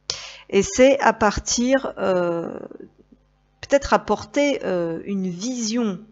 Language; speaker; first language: French; native; French